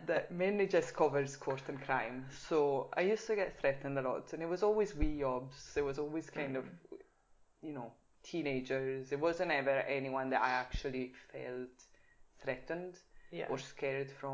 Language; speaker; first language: English; non-native, fluent; Italian